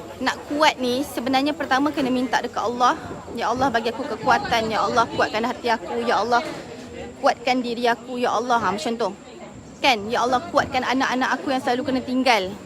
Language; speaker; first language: Malay; native; Malay